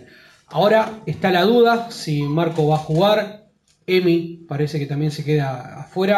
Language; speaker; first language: Spanish; native; Spanish